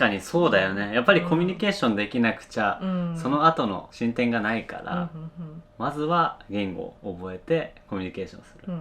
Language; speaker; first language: Japanese; native; Japanese